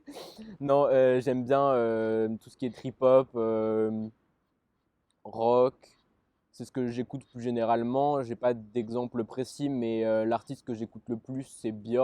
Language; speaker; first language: French; native; French